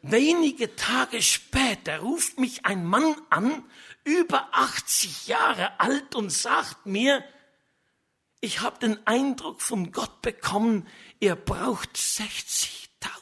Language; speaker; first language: German; native; German